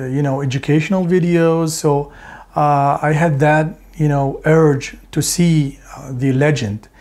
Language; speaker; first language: English; non-native, fluent; Arabic